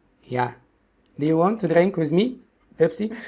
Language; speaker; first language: English; non-native, local second language; Arabic